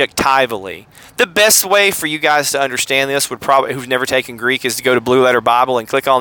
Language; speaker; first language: English; native; English